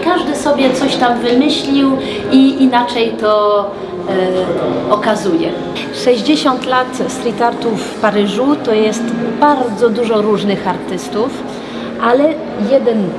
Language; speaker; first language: Polish; early bilingual, heritage; French